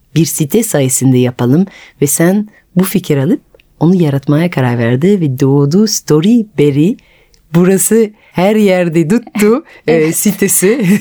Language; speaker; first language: Turkish; non-native, fluent; French